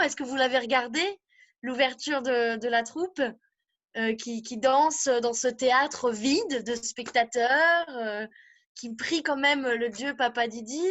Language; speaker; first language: French; native; French